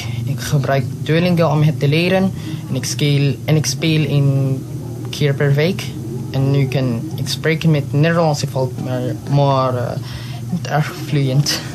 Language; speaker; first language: Dutch; non-native, learner; Filipino